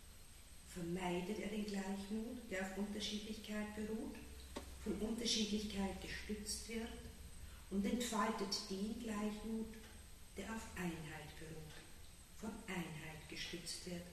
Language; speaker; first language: German; native; German